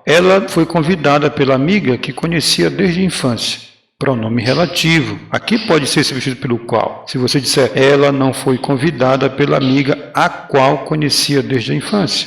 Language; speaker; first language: Portuguese; native; Portuguese